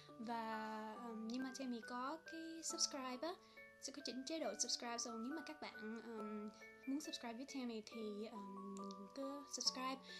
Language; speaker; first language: Vietnamese; early bilingual, heritage; Vietnamese